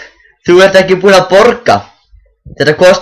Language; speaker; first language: Icelandic; native; Icelandic